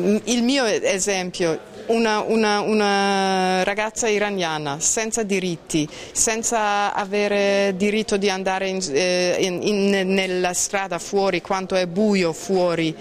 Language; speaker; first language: Italian; non-native, fluent; Persian